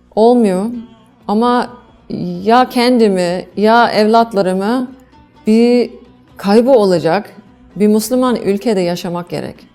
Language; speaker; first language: Turkish; non-native, fluent; English